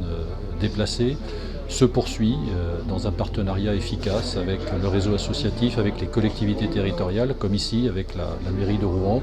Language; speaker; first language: French; native; French